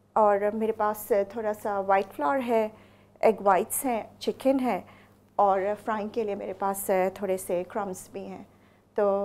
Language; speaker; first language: Urdu; native; Urdu